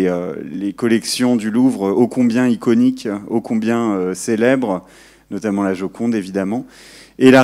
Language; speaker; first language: French; native; French